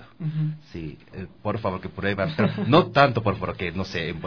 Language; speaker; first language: Spanish; non-native, learner; Japanese